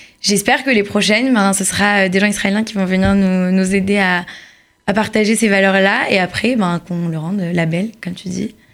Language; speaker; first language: French; native; French